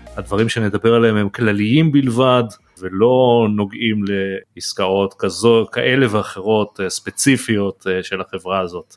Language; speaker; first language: Hebrew; native; Hebrew